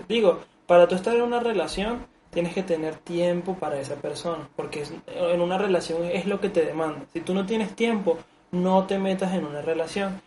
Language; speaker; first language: Spanish; native; Spanish